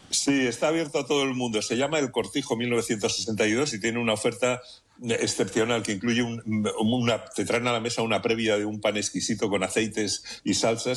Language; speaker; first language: Spanish; native; Spanish